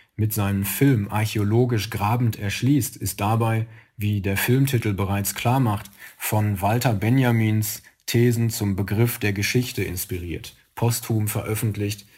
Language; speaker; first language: German; native; German